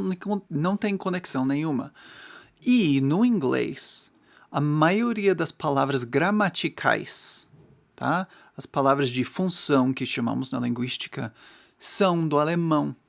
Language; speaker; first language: Portuguese; non-native, fluent; English